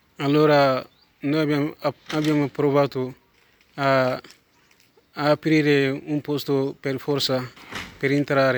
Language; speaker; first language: Italian; non-native, learner; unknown